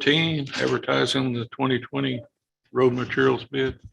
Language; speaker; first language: English; native; English